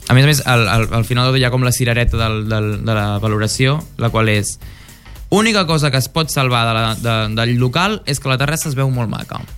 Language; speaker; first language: Catalan; non-native, local second language; Spanish